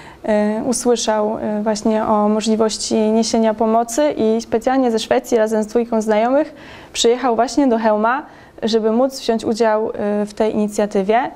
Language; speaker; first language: Polish; native; Polish